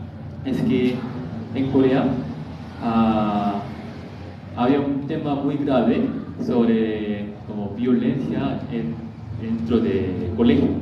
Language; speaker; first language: Spanish; non-native, learner; Korean